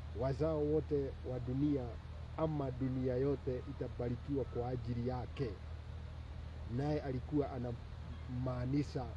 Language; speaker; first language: Swahili; non-native, local second language; Kikuyu